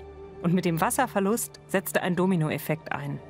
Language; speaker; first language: German; native; German